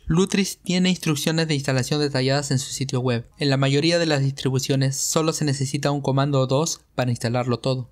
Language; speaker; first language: Spanish; native; Spanish